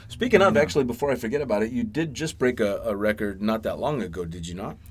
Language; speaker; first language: English; native; English